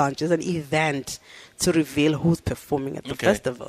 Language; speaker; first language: English; non-native, local second language; Zulu